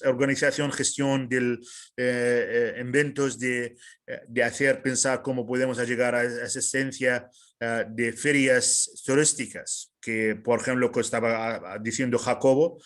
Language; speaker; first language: Spanish; non-native, fluent; Arabic